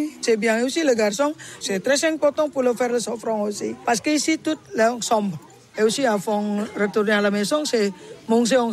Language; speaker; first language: French; non-native, learner; Indonesian